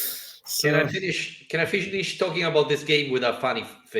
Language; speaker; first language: English; non-native, fluent; Italian